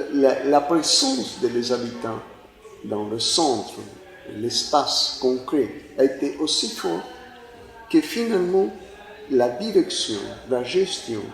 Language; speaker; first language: French; non-native, fluent; Spanish